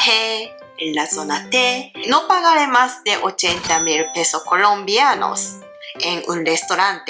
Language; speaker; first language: Spanish; non-native, learner; Japanese